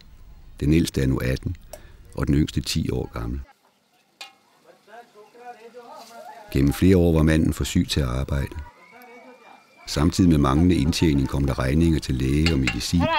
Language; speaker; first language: Danish; native; Danish